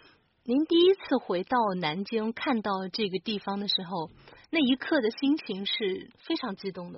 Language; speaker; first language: Chinese; native; Chinese